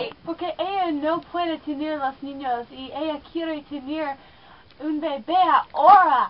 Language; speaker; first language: Spanish; non-native, learner; English